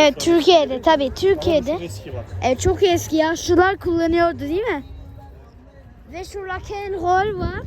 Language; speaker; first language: Turkish; early bilingual, heritage; Turkish